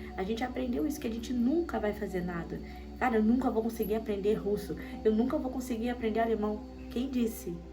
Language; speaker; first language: Portuguese; native; Portuguese